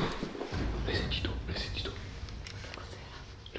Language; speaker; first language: Italian; native; Italian